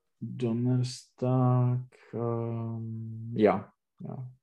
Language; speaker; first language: German; non-native, learner; Czech